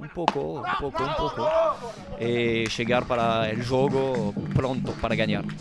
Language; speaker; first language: Portuguese; non-native, learner; Italian